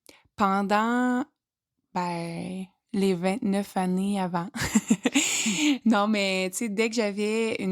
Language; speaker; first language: French; native; French